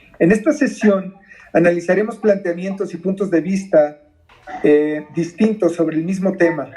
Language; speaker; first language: Spanish; native; Spanish